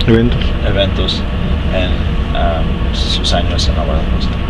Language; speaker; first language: Spanish; early bilingual, heritage; Spanish